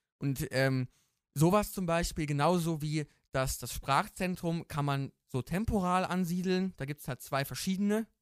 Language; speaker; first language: German; native; German